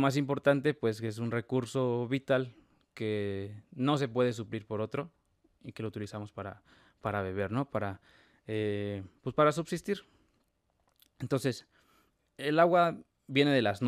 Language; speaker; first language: Spanish; native; Spanish